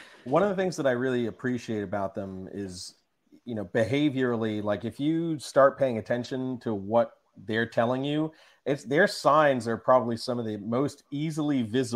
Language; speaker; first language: English; native; English